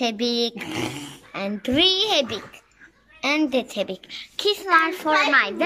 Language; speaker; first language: Dutch; early bilingual, other home language; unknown